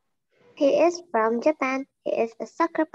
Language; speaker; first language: English; non-native, learner; Indonesian